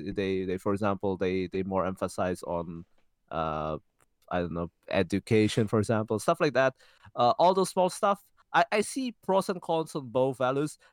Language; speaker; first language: English; early bilingual, heritage; Czech